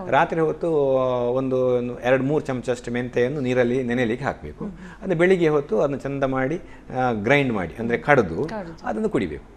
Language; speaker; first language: Kannada; non-native, local second language; Tulu